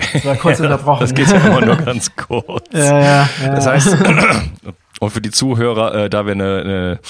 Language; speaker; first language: German; native; German